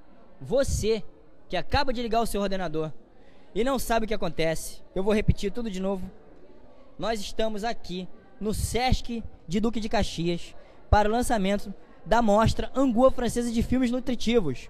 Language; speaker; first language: Portuguese; native; Portuguese